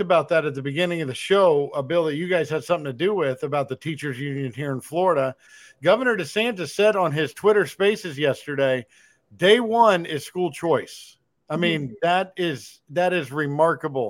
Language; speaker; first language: English; native; English